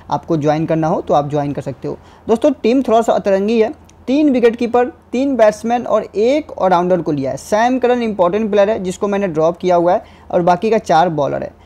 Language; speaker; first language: Hindi; native; Hindi